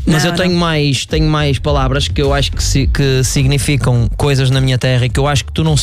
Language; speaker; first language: Portuguese; native; Portuguese